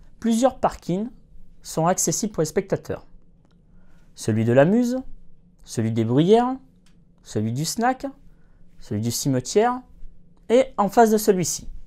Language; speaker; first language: French; native; French